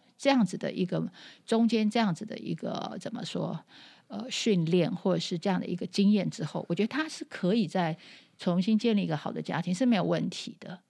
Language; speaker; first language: Chinese; native; Chinese